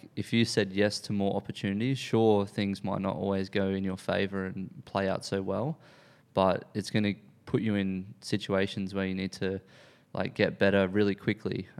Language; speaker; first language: English; native; English